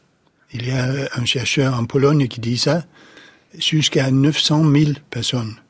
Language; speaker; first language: French; non-native, fluent; Danish